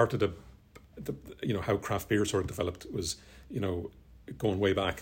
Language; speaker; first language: English; native; English